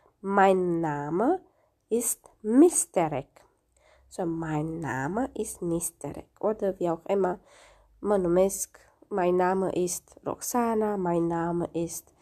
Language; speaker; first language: German; non-native, fluent; Romanian